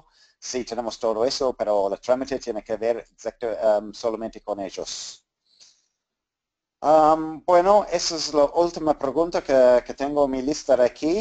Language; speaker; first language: Spanish; non-native, fluent; English